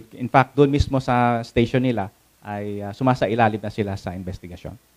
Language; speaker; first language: Filipino; native; Filipino